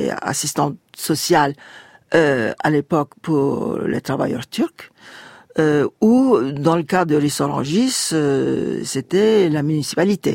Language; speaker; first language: French; non-native, fluent; Turkish